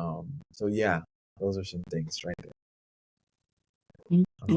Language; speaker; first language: English; native; English